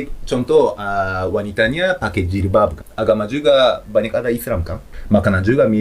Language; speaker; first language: Indonesian; non-native, fluent; Japanese